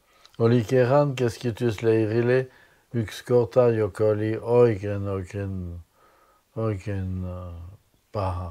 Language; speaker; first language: Finnish; non-native, fluent; French